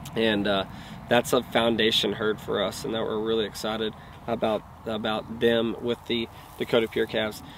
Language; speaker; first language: English; native; English